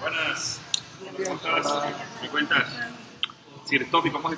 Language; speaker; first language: Spanish; native; Spanish